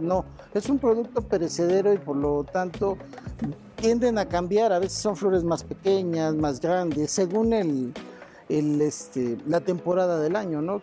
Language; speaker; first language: Spanish; native; Spanish